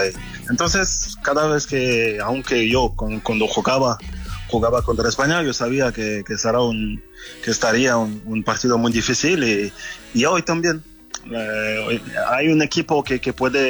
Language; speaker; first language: Spanish; non-native, fluent; French